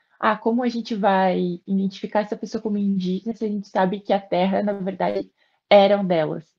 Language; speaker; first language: Portuguese; native; Portuguese